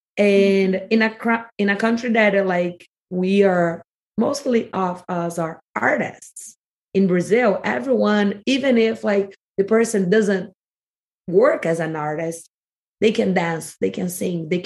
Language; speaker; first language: English; non-native, fluent; Portuguese